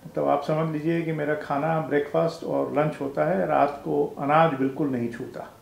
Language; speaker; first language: Hindi; native; Hindi